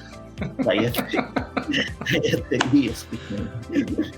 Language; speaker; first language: Spanish; non-native, learner; English